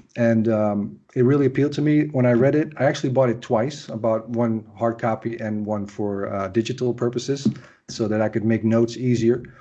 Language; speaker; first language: English; non-native, fluent; Dutch